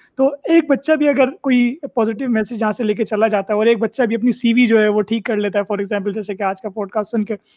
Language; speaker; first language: Urdu; native; Urdu